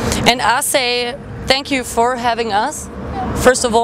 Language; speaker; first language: English; non-native, fluent; German